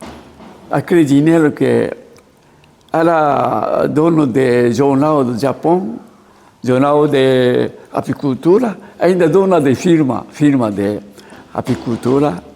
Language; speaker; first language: Portuguese; non-native, learner; Japanese